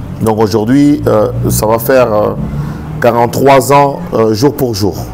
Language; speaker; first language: French; non-native, local second language; Lingala